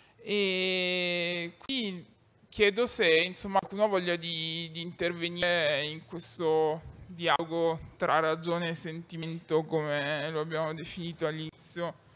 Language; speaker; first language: Italian; native; Italian